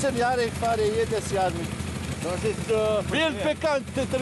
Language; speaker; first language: German; non-native, learner; Slovenian